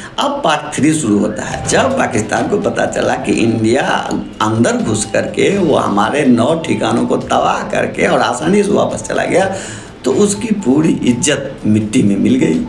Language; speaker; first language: Hindi; non-native, local second language; Maithili